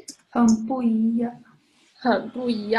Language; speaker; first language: Chinese; non-native, learner; English